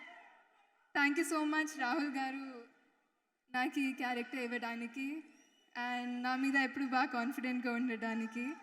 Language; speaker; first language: Telugu; non-native, fluent; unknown